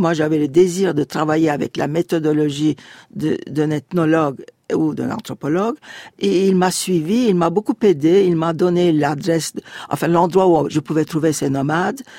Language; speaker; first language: French; non-native, fluent; Turkish